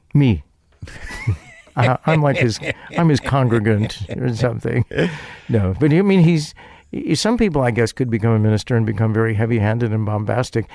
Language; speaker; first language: English; native; English